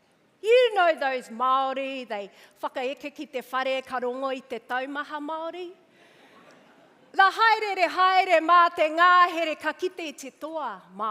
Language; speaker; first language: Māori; non-native, local second language; English